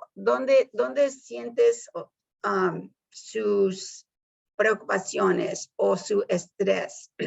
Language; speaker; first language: Spanish; early bilingual, heritage; Spanish